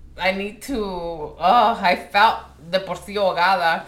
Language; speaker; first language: Spanish; early bilingual, heritage; Spanish